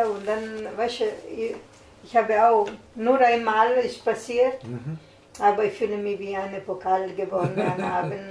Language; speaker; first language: German; non-native, learner; Italian